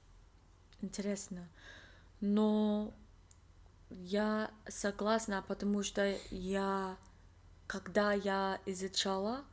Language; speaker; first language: Russian; non-native, learner; English